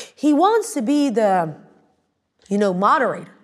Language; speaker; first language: English; non-native, fluent; Arabic